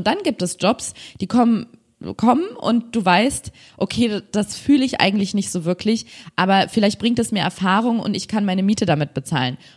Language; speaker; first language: German; native; German